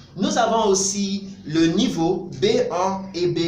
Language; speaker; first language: French; non-native, fluent; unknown